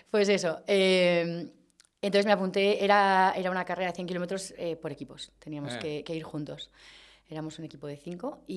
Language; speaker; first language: Spanish; native; Spanish